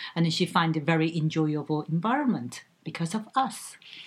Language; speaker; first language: English; non-native, fluent; Korean